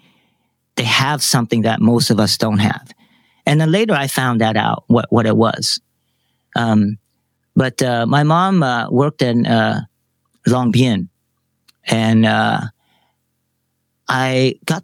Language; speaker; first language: English; early bilingual, other home language; Vietnamese